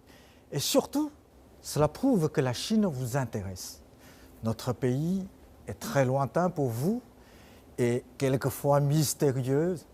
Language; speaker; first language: French; non-native, fluent; Chinese